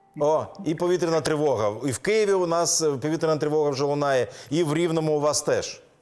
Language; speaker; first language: Ukrainian; native; Ukrainian